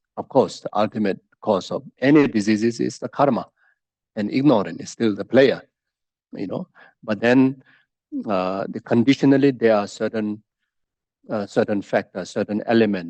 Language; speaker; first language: English; non-native, fluent; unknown